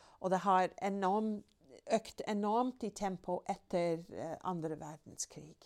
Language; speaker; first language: Norwegian; non-native, fluent; English